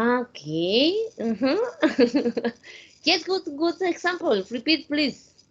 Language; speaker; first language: English; non-native, fluent; Spanish